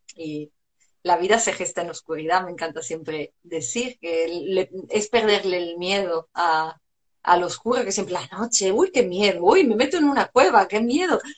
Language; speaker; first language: Spanish; non-native, fluent; Italian